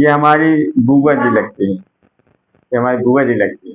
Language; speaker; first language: Hindi; native; Hindi